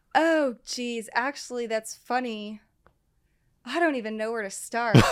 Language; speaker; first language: English; native; English